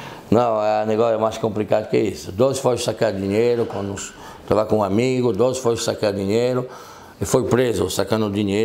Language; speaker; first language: Portuguese; non-native, fluent; French